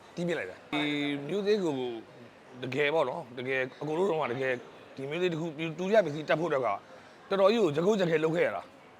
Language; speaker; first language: Burmese; native; Burmese